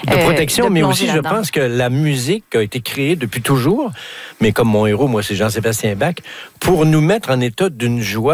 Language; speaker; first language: French; native; French